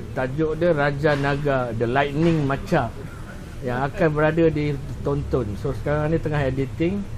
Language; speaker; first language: Malay; native; Malay